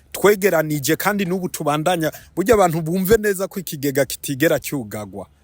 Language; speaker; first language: Rundi; early bilingual, heritage; Rundi